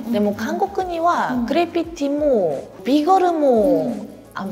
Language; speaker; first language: Japanese; non-native, learner; Korean